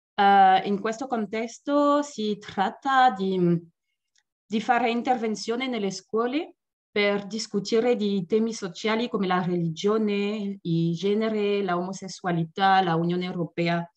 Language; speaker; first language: Italian; non-native, learner; French